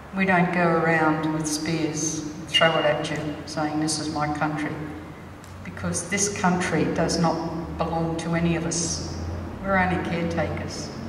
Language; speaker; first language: English; native; English